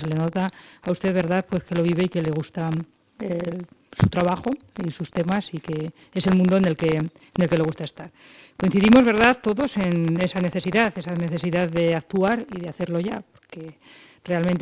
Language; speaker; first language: Spanish; native; Spanish